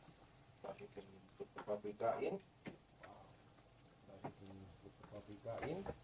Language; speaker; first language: English; non-native, learner; Thai